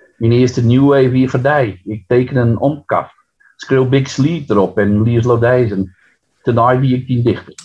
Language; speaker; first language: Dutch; non-native, local second language; Western Frisian